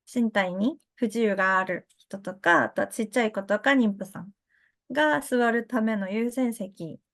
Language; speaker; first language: Japanese; early bilingual, other home language; Chinese